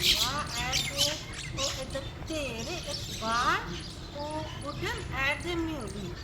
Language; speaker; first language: Norwegian; non-native, fluent; Urdu